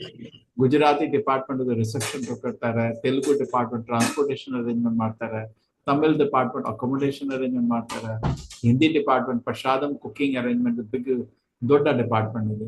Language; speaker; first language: Kannada; non-native, learner; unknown